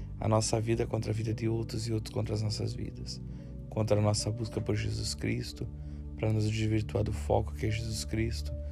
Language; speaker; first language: Portuguese; native; Portuguese